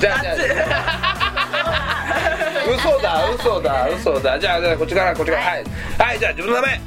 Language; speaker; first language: Japanese; native; Japanese